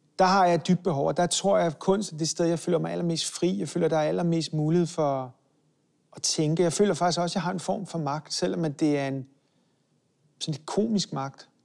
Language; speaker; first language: Danish; early bilingual, other home language; Hebrew